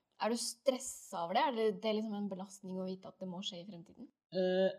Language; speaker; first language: Norwegian; native; Norwegian